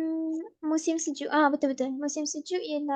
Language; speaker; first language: Malay; native; Malay